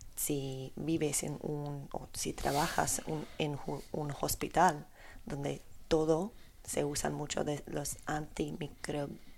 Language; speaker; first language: Spanish; non-native, learner; Polish